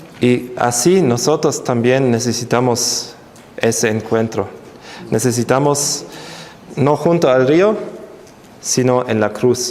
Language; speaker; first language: Spanish; non-native, fluent; German